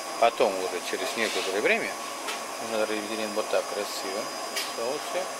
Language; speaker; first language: Russian; non-native, learner; Spanish